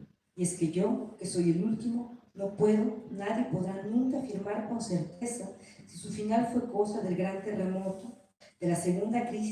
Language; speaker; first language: Spanish; native; Spanish